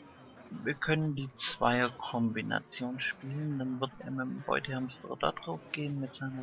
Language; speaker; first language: German; native; German